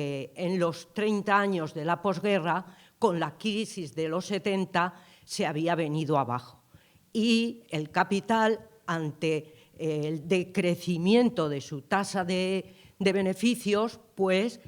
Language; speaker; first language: Spanish; native; Spanish